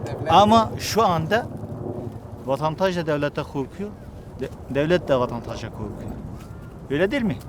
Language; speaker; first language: Turkish; non-native, local second language; Kurdish